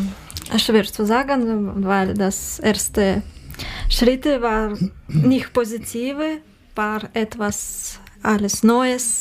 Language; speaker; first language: German; non-native, learner; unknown